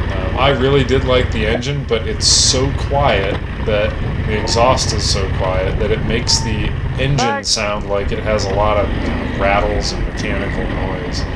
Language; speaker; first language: English; native; English